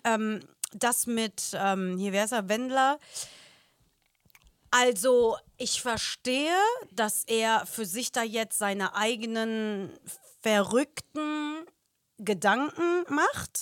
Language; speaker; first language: German; native; German